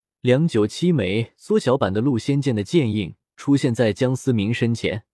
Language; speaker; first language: Chinese; native; Chinese